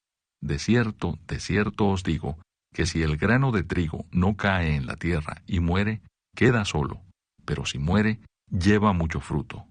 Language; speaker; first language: Spanish; native; Spanish